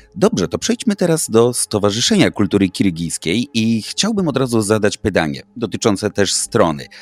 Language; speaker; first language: Polish; native; Polish